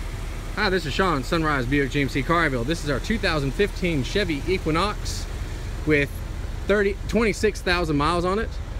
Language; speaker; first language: English; native; English